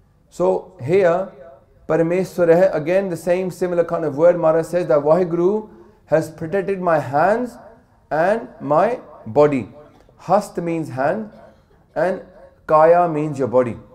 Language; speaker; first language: English; early bilingual, other home language; Punjabi